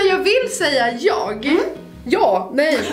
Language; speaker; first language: Swedish; native; Swedish